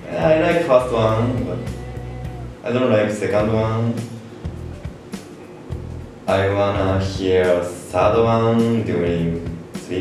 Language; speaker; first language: English; non-native, learner; Japanese